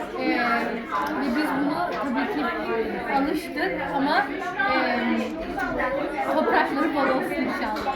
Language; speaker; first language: Turkish; early bilingual, heritage; Turkish